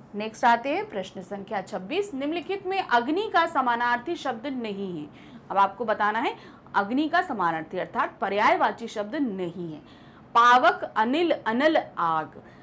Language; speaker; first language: Hindi; native; Hindi